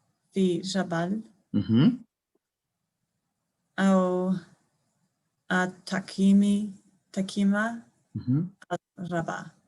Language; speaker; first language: Arabic; non-native, learner; English